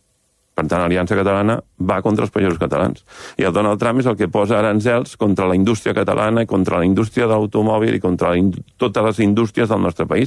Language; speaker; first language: Catalan; native; Catalan